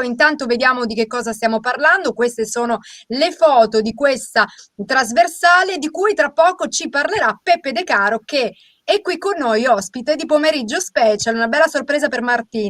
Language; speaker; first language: Italian; native; Italian